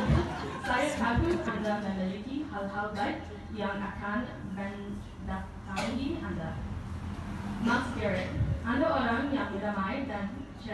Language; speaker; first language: Indonesian; non-native, learner; English